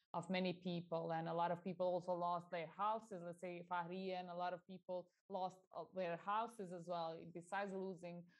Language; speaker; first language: English; non-native, fluent; Albanian